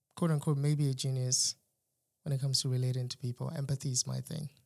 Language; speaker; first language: English; non-native, local second language; Yoruba